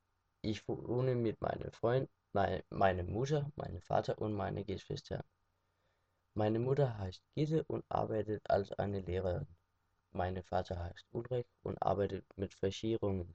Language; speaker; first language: German; non-native, learner; Danish